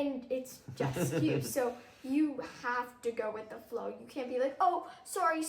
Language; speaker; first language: English; native; English